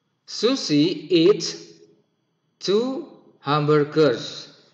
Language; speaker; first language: English; non-native, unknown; Indonesian